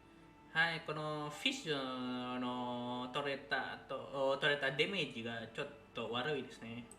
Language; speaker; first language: Japanese; non-native, learner; Indonesian